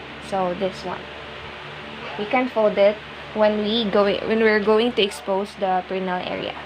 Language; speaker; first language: English; non-native, local second language; Filipino